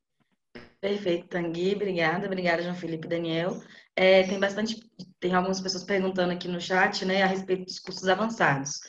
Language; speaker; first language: Portuguese; native; Portuguese